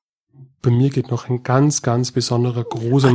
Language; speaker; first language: German; native; German